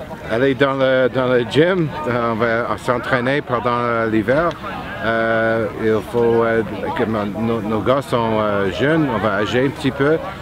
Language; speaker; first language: French; non-native, learner; English